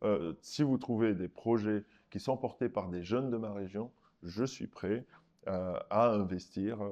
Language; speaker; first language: French; non-native, local second language; Arabic